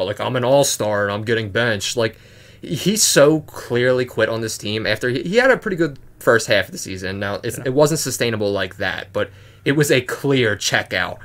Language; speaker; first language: English; native; English